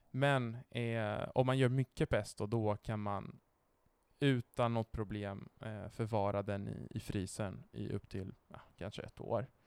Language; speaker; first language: Swedish; non-native, fluent; Italian